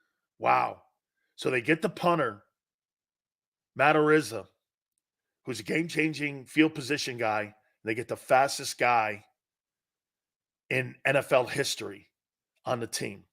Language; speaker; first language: English; native; English